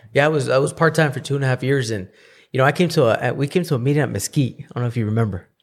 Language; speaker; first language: English; early bilingual, other home language; Spanish